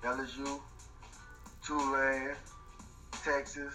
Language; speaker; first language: English; native; English